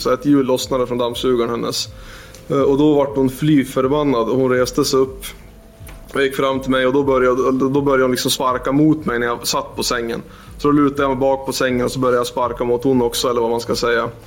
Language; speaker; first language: Swedish; native; Swedish